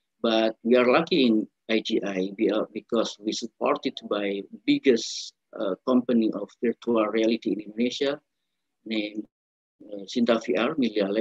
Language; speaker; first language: English; non-native, learner; Indonesian